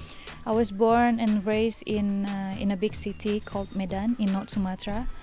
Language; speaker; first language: English; non-native, fluent; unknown